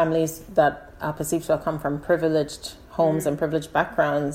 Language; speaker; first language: English; native; English